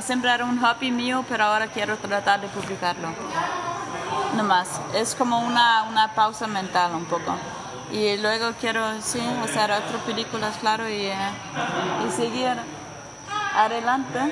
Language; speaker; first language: Spanish; non-native, fluent; Danish